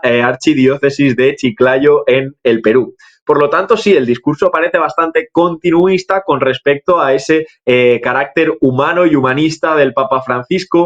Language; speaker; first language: Spanish; native; Spanish